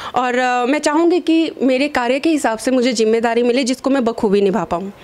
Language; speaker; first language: Hindi; native; Hindi